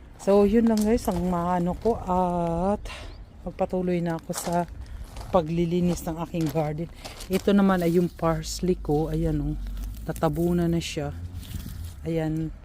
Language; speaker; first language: Filipino; native; Filipino